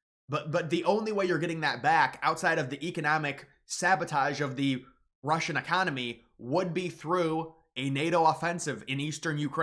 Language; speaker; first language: English; native; English